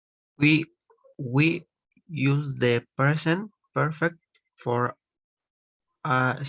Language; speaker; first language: English; non-native, learner; Spanish